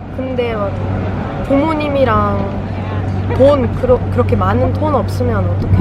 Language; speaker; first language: Korean; non-native, learner; German